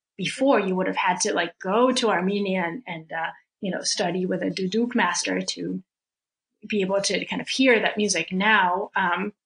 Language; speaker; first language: English; early bilingual, other home language; Russian